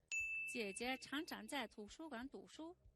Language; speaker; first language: Chinese; non-native, fluent; Mongolian